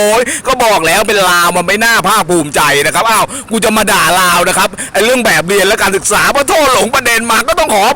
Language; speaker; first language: Thai; native; Thai